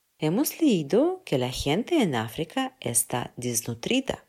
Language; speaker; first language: Spanish; non-native, fluent; Russian